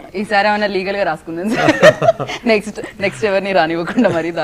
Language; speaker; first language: Telugu; native; Telugu